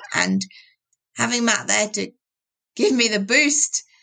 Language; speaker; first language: English; native; English